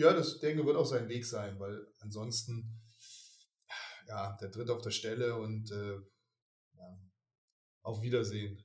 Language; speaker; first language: German; native; German